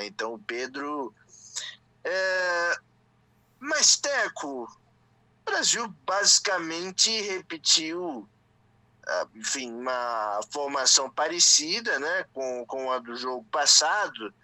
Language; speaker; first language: Portuguese; native; Portuguese